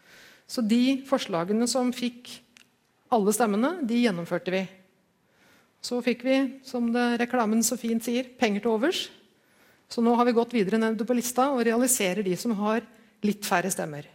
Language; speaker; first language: Norwegian; native; Norwegian